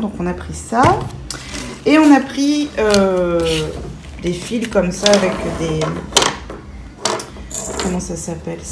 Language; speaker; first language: French; native; French